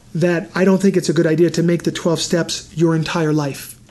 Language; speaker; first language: English; native; English